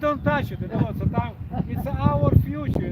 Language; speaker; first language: English; non-native, learner; Korean